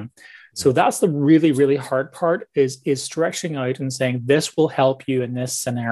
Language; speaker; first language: English; native; English